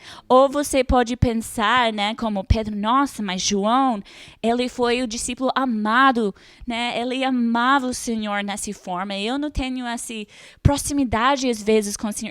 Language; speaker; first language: Portuguese; non-native, fluent; English